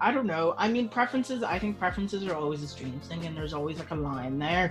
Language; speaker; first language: English; native; English